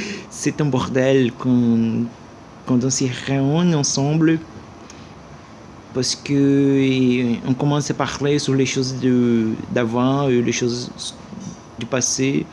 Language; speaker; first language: French; non-native, learner; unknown